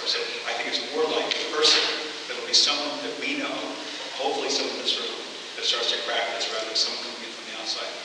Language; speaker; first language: English; native; English